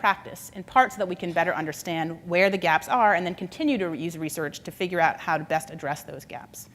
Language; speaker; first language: English; native; English